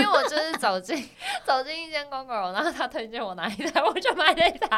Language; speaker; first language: Chinese; native; Chinese